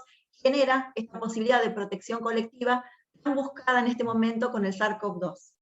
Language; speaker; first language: Spanish; native; Spanish